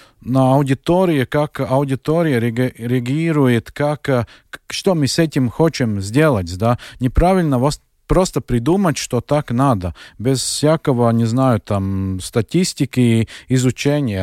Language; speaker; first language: Russian; non-native, local second language; Latvian